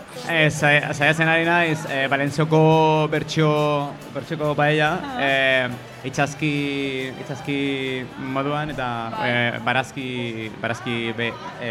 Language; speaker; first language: Basque; non-native, learner; Spanish